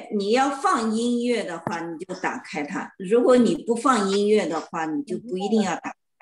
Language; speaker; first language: Chinese; native; Chinese